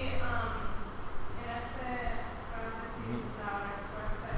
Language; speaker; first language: Spanish; non-native, learner; English